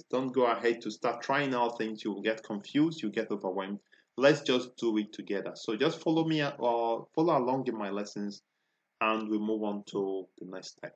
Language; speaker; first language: English; non-native, local second language; Igbo